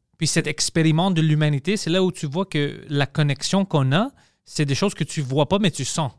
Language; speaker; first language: French; non-native, local second language; English